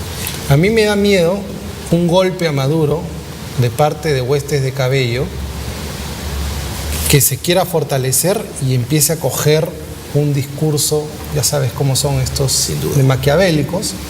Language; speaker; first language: Spanish; native; Spanish